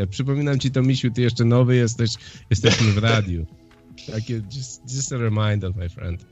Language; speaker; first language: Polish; early bilingual, heritage; Polish